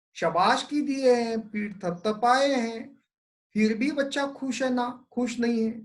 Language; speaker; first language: Hindi; non-native, local second language; Marathi